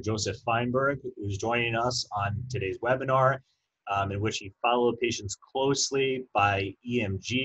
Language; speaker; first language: English; native; English